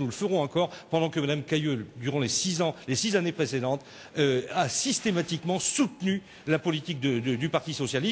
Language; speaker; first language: French; native; French